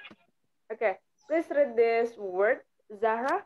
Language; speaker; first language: English; non-native, fluent; Indonesian